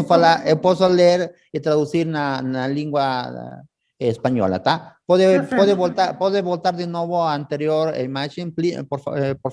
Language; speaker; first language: Portuguese; non-native, learner; Spanish